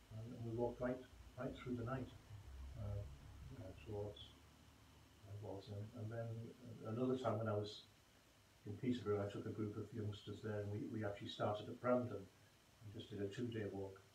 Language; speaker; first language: English; native; English